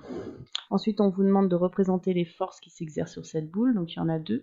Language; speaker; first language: French; native; French